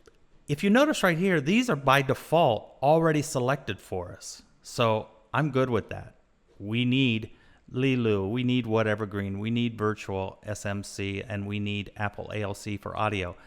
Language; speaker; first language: English; native; English